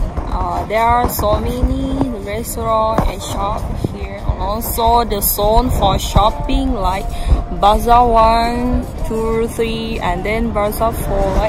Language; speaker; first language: English; non-native, learner; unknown